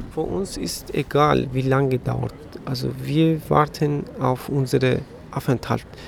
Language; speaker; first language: German; non-native, learner; Persian